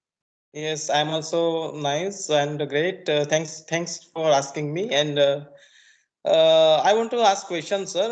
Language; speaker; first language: English; non-native, learner; Marathi